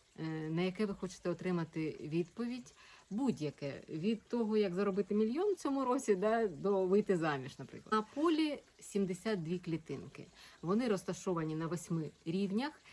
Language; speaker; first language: Ukrainian; native; Ukrainian